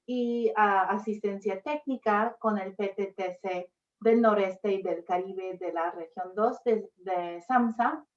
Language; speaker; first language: Spanish; non-native, fluent; English